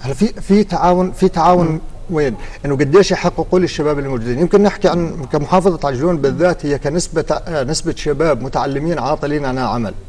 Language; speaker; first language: Arabic; native; Arabic